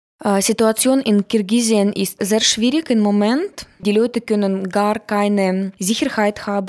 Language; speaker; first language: German; non-native, learner; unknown